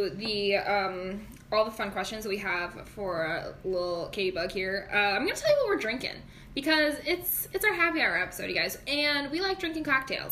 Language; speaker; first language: English; native; English